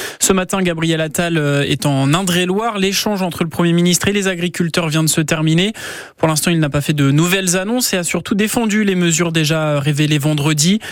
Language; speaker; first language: French; native; French